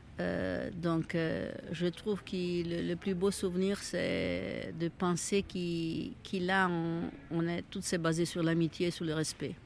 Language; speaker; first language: French; non-native, fluent; Italian